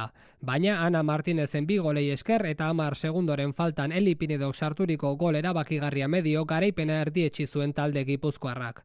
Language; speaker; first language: Basque; native; Basque